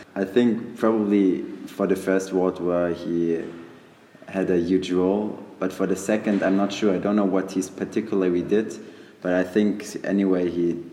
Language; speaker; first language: English; non-native, fluent; German